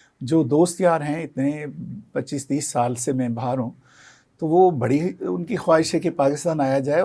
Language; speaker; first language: Urdu; non-native, local second language; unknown